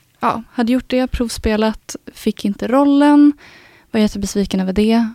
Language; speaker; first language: Swedish; native; Swedish